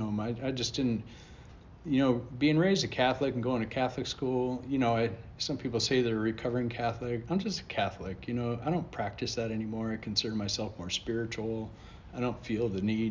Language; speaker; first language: English; native; English